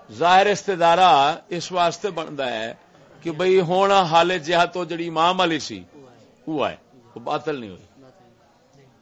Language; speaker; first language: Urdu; non-native, local second language; Punjabi